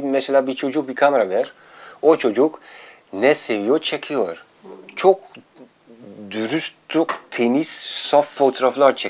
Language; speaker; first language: Turkish; non-native, fluent; Dutch